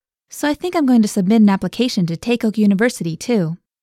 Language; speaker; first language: English; native; English